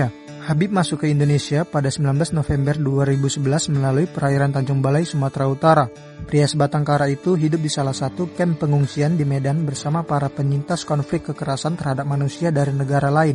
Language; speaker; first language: Indonesian; native; Indonesian